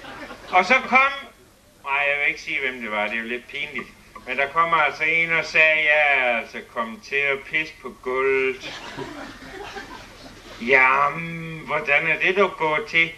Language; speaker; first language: Danish; native; Danish